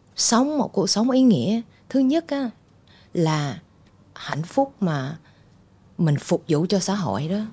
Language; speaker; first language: Vietnamese; early bilingual, heritage; Vietnamese